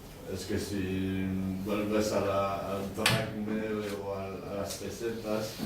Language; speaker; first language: Spanish; non-native, learner; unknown